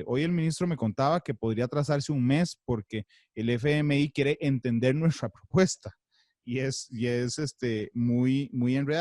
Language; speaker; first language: Spanish; native; Spanish